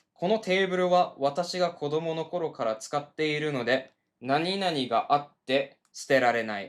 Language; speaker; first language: Japanese; non-native, fluent; English